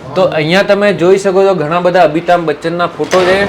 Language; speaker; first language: Gujarati; native; Gujarati